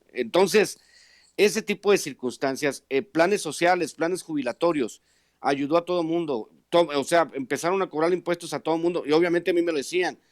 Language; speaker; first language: Spanish; native; Spanish